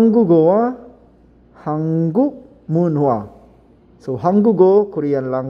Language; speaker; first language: Korean; non-native, fluent; Filipino